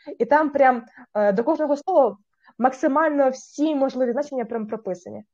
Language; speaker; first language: Ukrainian; native; Ukrainian